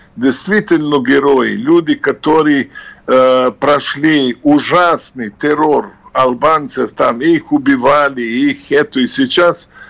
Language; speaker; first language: Russian; non-native, fluent; Serbian